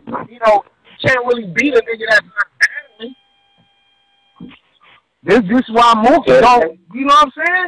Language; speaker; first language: English; native; English